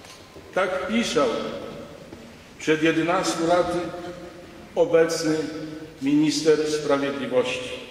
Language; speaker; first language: Polish; native; Polish